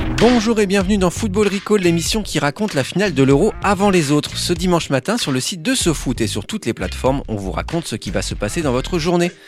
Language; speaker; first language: French; native; French